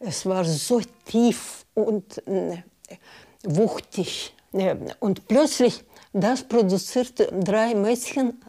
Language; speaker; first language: German; non-native, learner; Hebrew